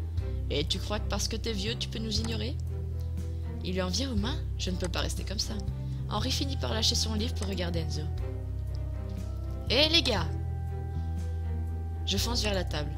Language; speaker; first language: French; native; French